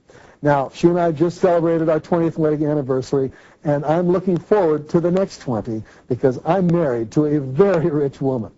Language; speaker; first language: English; native; English